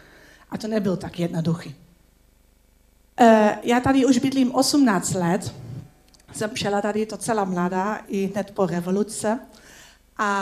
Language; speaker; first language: Czech; non-native, learner; Dutch